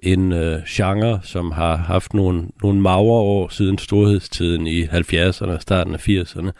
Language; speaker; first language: Danish; native; Danish